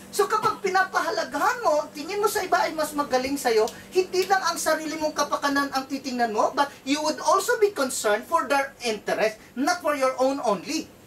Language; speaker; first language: Filipino; non-native, local second language; Cebuano